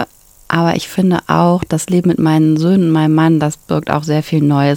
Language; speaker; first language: German; native; German